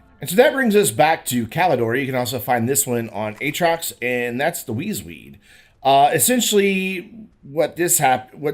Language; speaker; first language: English; native; English